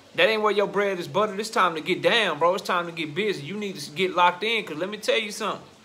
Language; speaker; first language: English; native; English